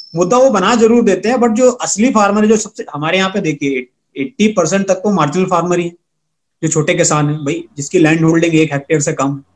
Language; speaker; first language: Hindi; native; Hindi